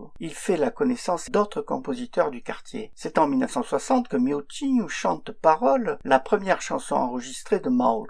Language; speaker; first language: French; native; French